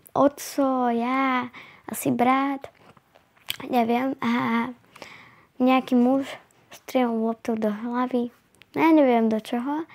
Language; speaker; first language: Slovak; native; Slovak